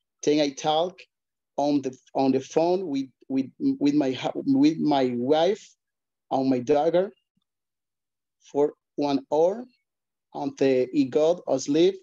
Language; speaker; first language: English; non-native, learner; Spanish